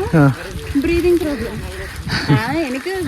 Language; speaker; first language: Malayalam; non-native, local second language; Kannada